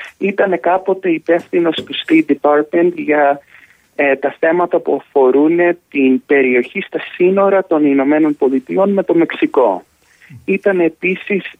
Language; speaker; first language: Greek; early bilingual, heritage; Greek